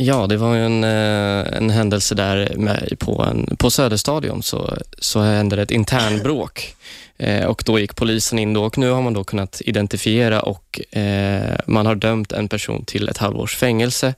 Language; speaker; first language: Swedish; native; Swedish